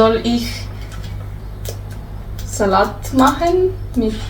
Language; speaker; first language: German; non-native, learner; Slovenian